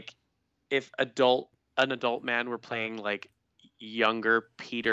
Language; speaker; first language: English; native; English